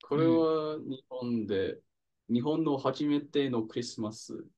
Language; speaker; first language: Japanese; non-native, fluent; English